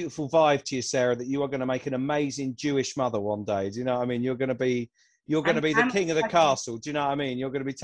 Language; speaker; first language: English; native; English